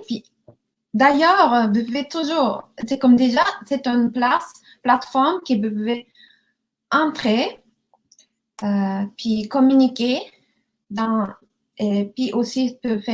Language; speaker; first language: French; non-native, learner; Japanese